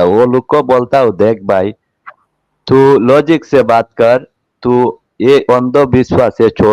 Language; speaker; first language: Hindi; non-native, learner; Bangla